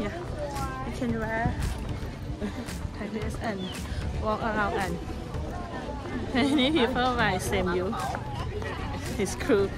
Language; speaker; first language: English; non-native, learner; Thai